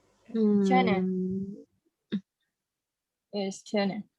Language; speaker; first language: English; non-native, learner; Thai